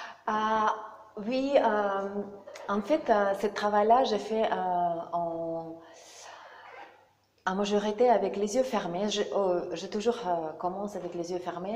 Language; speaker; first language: French; non-native, learner; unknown